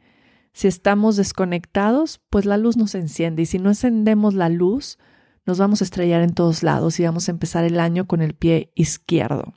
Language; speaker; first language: Spanish; native; Spanish